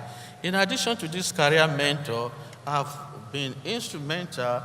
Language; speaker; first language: English; non-native, local second language; Yoruba